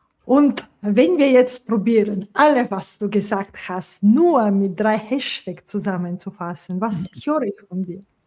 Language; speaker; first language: German; non-native, fluent; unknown